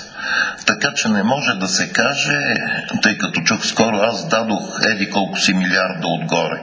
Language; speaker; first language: Bulgarian; native; Bulgarian